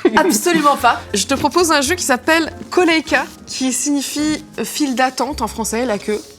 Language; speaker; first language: French; early bilingual, other home language; Polish